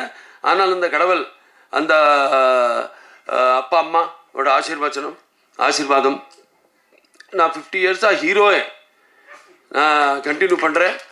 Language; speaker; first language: Tamil; non-native, local second language; Telugu